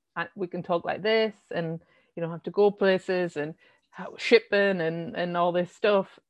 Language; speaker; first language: English; native; English